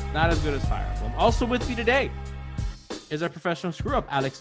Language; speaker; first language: English; native; English